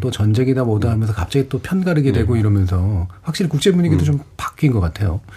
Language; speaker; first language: Korean; native; Korean